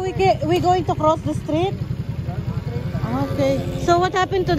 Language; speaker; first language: English; non-native, local second language; Filipino